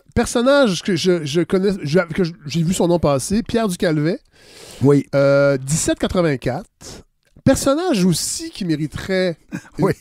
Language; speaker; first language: French; native; French